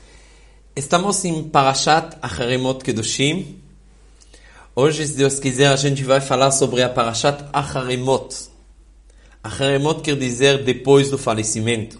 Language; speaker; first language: Portuguese; non-native, fluent; Hebrew